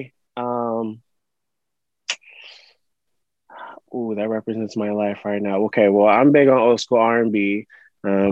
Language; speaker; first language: English; native; English